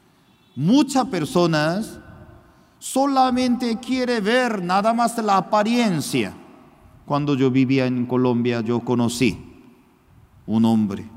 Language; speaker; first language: Spanish; non-native, fluent; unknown